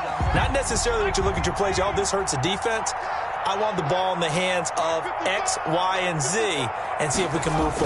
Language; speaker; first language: English; native; English